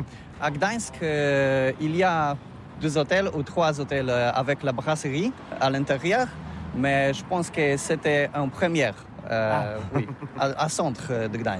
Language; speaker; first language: French; non-native, learner; Polish